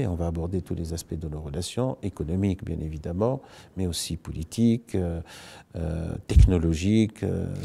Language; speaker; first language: French; non-native, local second language; Arabic